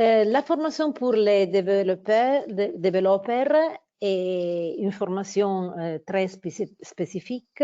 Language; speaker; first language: French; non-native, fluent; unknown